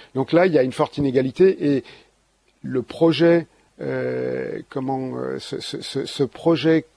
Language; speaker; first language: French; native; French